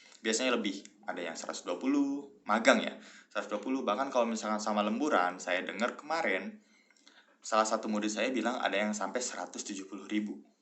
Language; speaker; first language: Indonesian; native; Indonesian